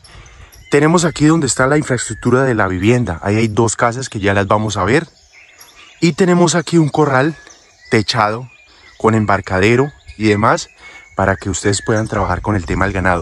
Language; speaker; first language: Spanish; native; Spanish